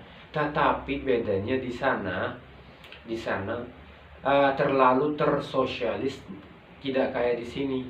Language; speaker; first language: Indonesian; non-native, local second language; Arabic